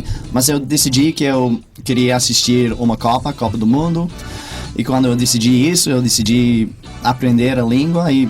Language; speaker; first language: Portuguese; non-native, fluent; English